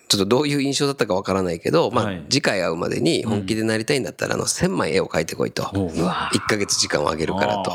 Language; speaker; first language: Japanese; native; Japanese